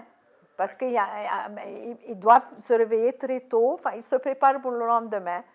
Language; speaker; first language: French; non-native, fluent; Arabic